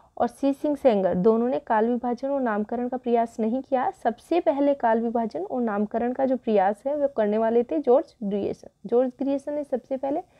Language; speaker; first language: Hindi; native; Hindi